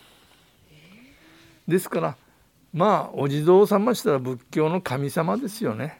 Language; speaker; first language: Japanese; native; Japanese